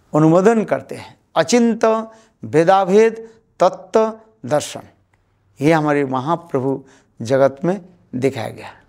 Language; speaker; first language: Hindi; non-native, local second language; Bangla